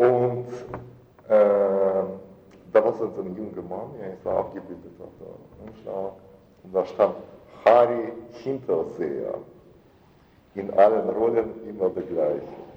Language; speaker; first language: German; non-native, fluent; Russian